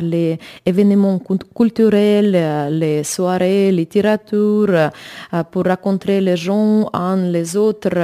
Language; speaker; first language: French; non-native, learner; Ukrainian